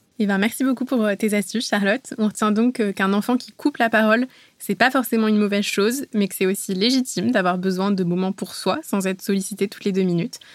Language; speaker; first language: French; native; French